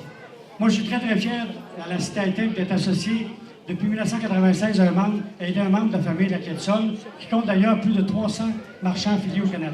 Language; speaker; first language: French; native; French